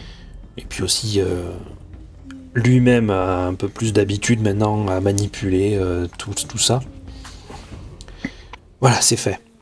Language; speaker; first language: French; native; French